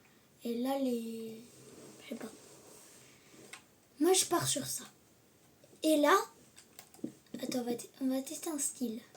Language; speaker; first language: French; native; French